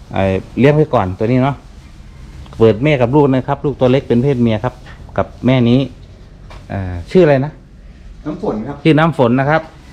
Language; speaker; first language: Thai; native; Thai